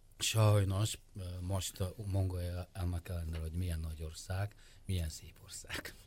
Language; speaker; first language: Hungarian; non-native, fluent; Mongolian